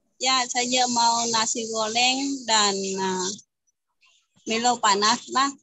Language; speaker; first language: Indonesian; non-native, learner; Vietnamese